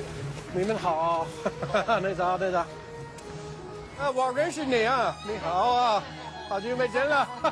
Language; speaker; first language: Chinese; non-native, learner; English